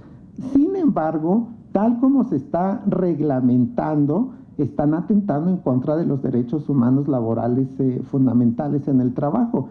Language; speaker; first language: Spanish; native; Spanish